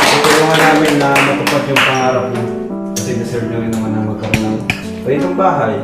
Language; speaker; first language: Filipino; native; Filipino